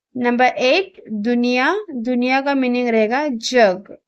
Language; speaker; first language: Hindi; non-native, local second language; Marathi